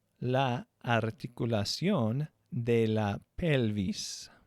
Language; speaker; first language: Spanish; non-native, fluent; English